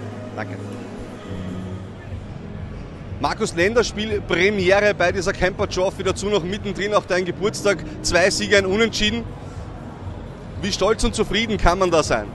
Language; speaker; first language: German; native; German